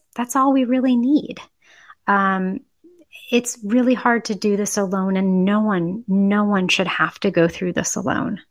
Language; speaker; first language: English; native; English